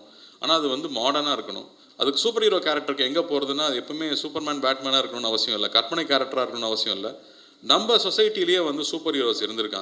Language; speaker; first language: Tamil; native; Tamil